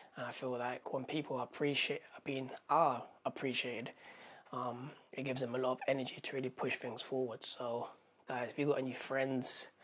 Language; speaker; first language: English; native; English